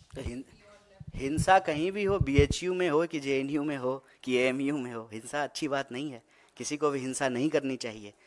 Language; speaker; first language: Hindi; native; Hindi